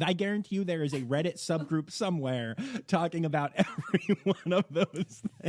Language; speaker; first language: English; native; English